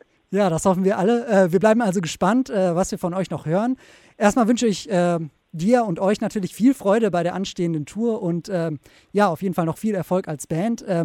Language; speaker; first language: German; native; German